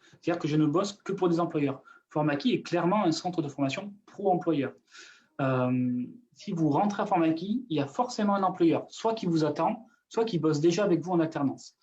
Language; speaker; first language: French; native; French